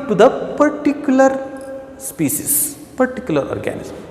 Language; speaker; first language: English; non-native, local second language; Kannada